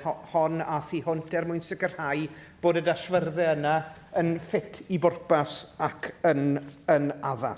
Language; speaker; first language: Welsh; native; Welsh